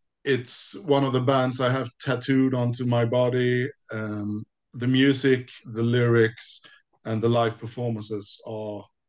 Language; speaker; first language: English; non-native, fluent; Swedish